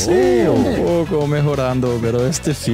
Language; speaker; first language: Spanish; non-native, learner; Danish